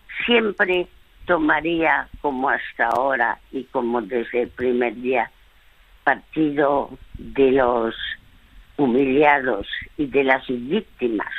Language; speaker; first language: Spanish; early bilingual, other home language; French